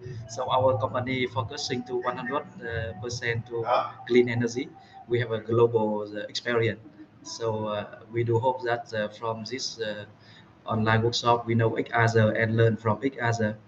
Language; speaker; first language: English; non-native, fluent; Vietnamese